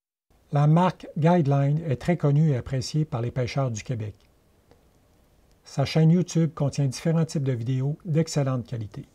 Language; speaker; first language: French; native; French